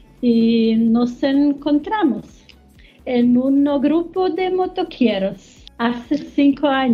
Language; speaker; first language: Spanish; non-native, learner; German